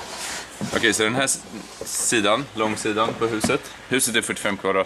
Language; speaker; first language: Swedish; native; Swedish